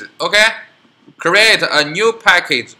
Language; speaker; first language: English; non-native, learner; Chinese